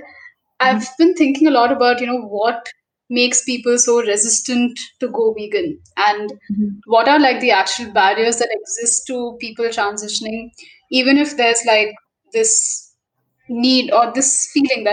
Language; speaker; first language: English; non-native, local second language; Bangla